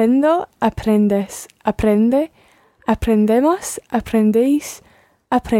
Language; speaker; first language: Spanish; non-native, learner; English